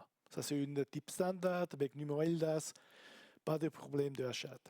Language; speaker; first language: French; non-native, learner; Italian